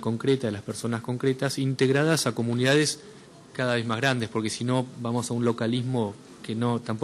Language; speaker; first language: Spanish; native; Spanish